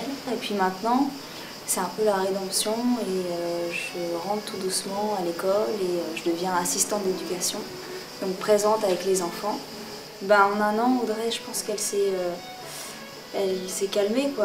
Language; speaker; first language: French; native; French